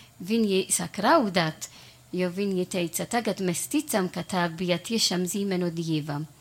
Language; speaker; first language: Latvian; non-native, learner; Italian